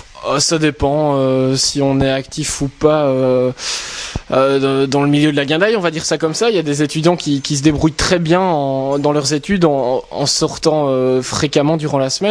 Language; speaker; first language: French; native; French